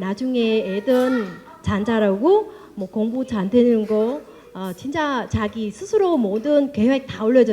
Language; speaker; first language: Korean; non-native, learner; Vietnamese